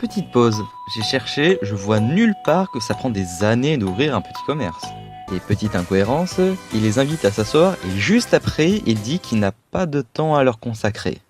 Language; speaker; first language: French; native; French